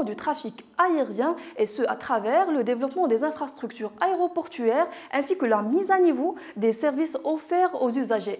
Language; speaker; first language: French; non-native, local second language; Arabic